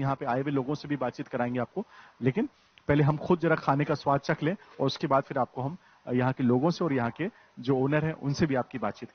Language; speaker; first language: Hindi; native; Hindi